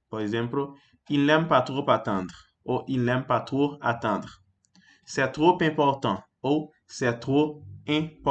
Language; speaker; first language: French; non-native, fluent; Portuguese